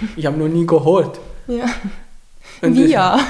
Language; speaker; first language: German; non-native, learner; Arabic